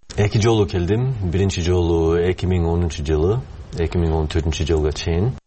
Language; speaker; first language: Kyrgyz; non-native, fluent; English